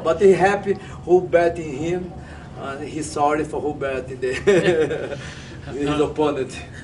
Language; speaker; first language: English; non-native, fluent; Portuguese